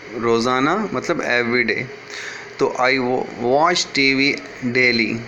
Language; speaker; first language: Urdu; native; Urdu